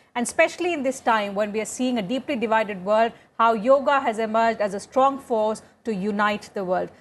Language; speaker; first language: English; non-native, local second language; Hindi